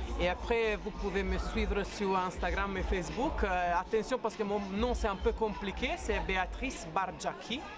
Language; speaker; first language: French; non-native, fluent; Italian